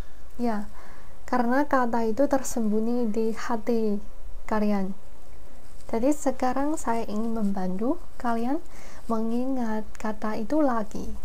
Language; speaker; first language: Indonesian; non-native, fluent; Chinese